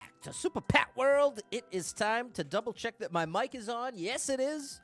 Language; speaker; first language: English; native; English